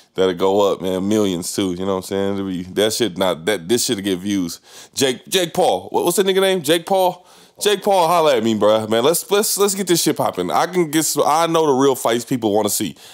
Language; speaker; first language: English; native; English